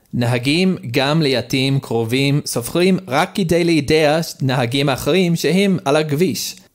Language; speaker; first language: Hebrew; non-native, learner; English